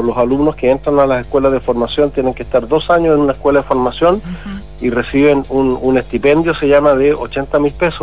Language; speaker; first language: Spanish; native; Spanish